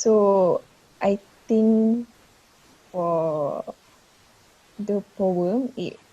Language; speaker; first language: English; non-native, fluent; Malay